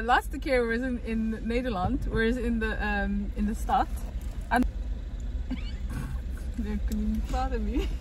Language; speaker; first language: Dutch; early bilingual, heritage; Dutch